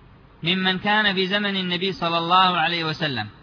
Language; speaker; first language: Arabic; native; Arabic